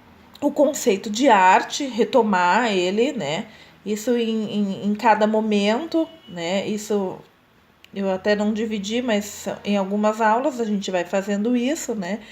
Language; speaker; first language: Portuguese; native; Portuguese